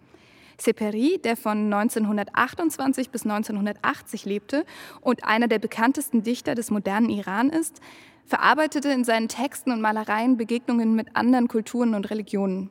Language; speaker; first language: German; native; German